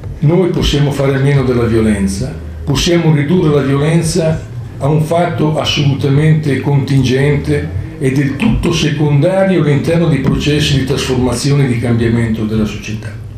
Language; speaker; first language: Italian; native; Italian